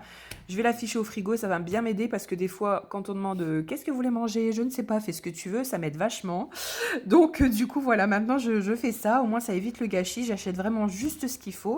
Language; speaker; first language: French; native; French